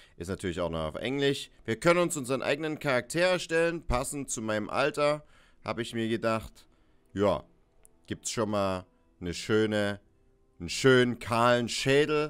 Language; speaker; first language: German; native; German